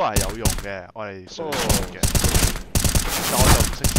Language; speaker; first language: Cantonese; native; Cantonese